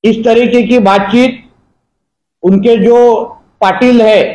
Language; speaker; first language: Hindi; non-native, local second language; Marathi